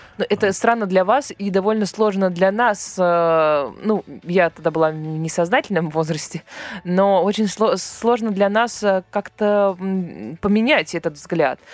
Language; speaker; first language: Russian; native; Russian